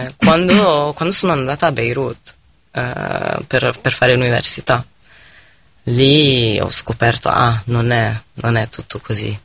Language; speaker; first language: Italian; non-native, fluent; Arabic